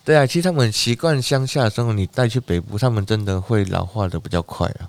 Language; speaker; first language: Chinese; native; Chinese